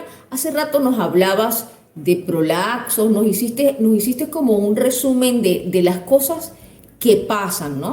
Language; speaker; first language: Spanish; native; Spanish